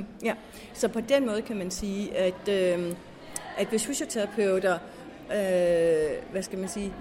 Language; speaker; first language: Swedish; non-native, learner; Danish